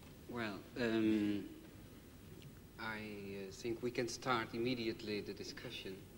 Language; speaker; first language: English; non-native, fluent; Dutch